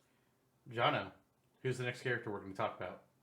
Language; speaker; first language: English; native; English